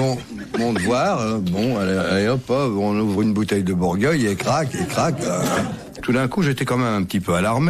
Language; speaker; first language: French; native; French